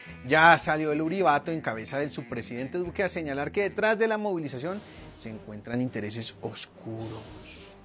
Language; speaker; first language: Spanish; native; Spanish